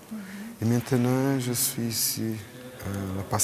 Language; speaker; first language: French; non-native, fluent; Portuguese